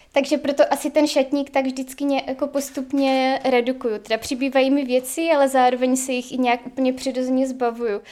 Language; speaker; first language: Czech; native; Czech